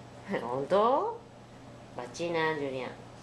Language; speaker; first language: Japanese; native; Japanese